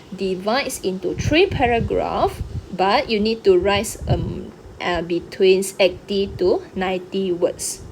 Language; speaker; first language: English; non-native, local second language; Malay